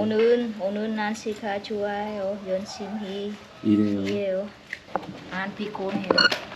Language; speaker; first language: Korean; non-native, learner; Vietnamese